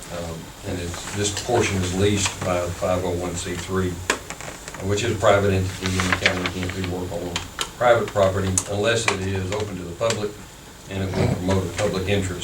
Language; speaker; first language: English; native; English